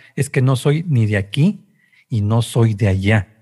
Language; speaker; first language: Spanish; native; Spanish